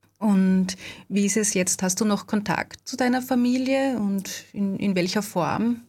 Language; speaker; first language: German; native; German